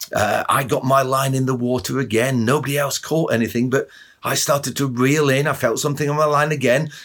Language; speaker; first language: English; native; English